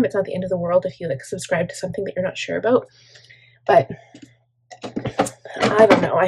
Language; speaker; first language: English; native; English